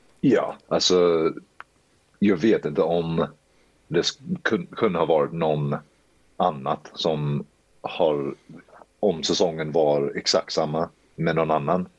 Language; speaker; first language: Swedish; early bilingual, heritage; Swedish